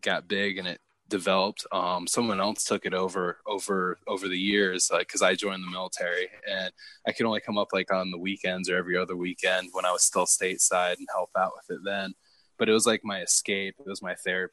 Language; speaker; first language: English; native; English